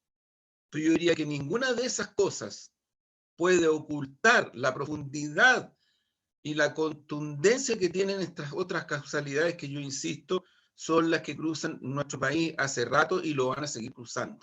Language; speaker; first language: Spanish; native; Spanish